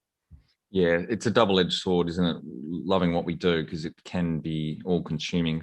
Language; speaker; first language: English; native; English